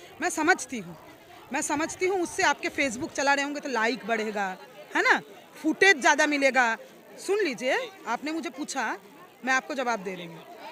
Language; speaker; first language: Hindi; non-native, local second language; Bangla